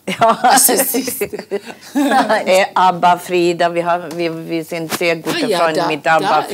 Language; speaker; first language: German; non-native, learner; Polish